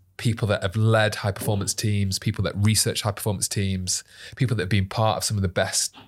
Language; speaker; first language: English; native; English